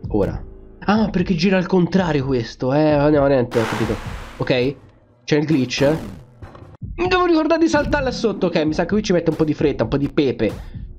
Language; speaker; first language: Italian; native; Italian